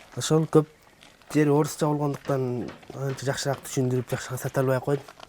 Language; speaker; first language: Kyrgyz; early bilingual, heritage; Kyrgyz